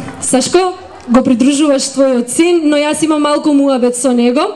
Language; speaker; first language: Macedonian; native; Macedonian